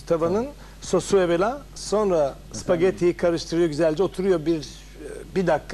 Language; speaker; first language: Turkish; non-native, fluent; English